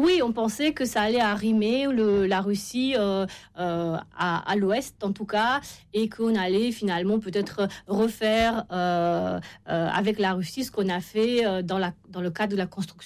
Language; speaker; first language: French; non-native, fluent; Romanian